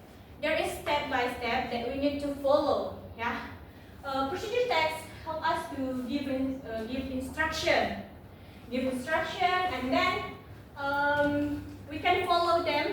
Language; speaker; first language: English; non-native, learner; Indonesian